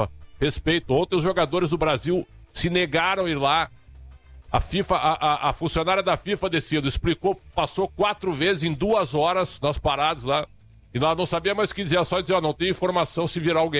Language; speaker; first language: Portuguese; native; Portuguese